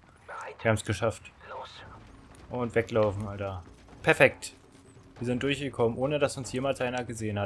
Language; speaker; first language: German; native; German